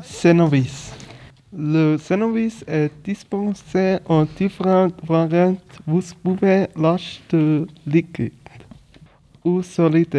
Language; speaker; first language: French; non-native, learner; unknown